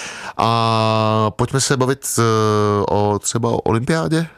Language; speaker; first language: Czech; native; Czech